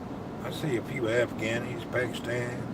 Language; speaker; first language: English; native; English